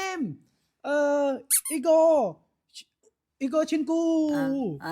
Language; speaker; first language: Korean; non-native, learner; Khmer